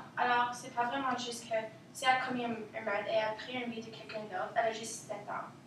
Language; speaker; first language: French; non-native, local second language; English